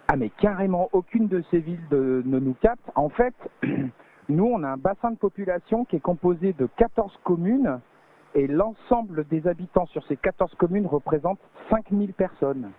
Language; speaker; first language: French; native; French